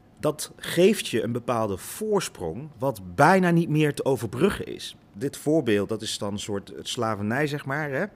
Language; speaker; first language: Dutch; early bilingual, other home language; Lingala